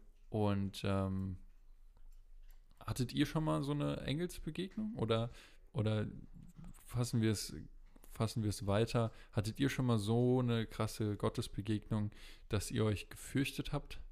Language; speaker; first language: German; native; German